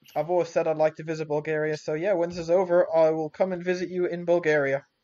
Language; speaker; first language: English; native; English